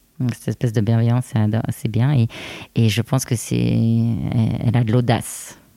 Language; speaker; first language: French; native; French